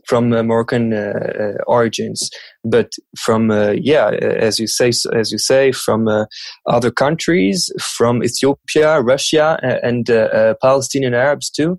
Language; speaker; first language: English; non-native, fluent; French